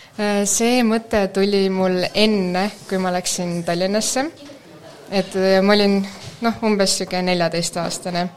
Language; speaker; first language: Estonian; native; Estonian